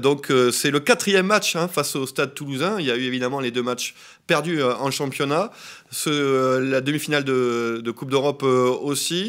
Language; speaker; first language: French; native; French